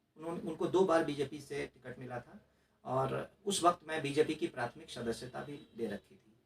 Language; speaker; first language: Hindi; non-native, local second language; Maithili